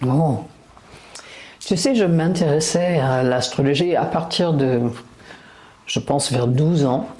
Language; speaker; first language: French; non-native, fluent; English